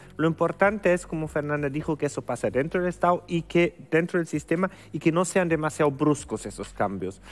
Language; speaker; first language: Spanish; non-native, fluent; German